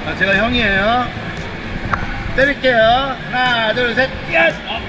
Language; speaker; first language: Korean; native; Korean